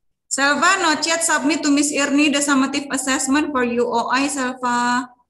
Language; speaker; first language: English; non-native, fluent; Indonesian